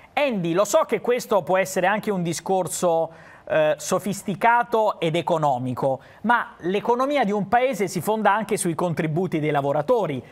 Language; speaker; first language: Italian; native; Italian